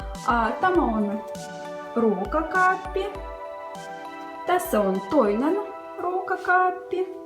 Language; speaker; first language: Finnish; non-native, learner; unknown